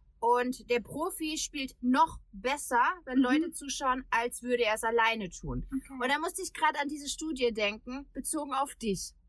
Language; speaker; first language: German; early bilingual, other home language; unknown